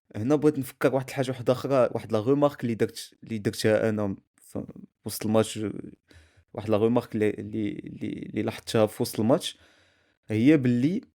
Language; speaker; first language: Arabic; native; Arabic